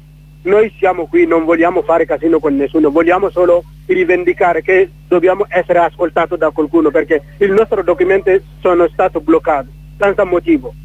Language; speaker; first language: Italian; non-native, learner; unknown